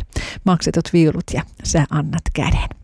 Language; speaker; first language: Finnish; native; Finnish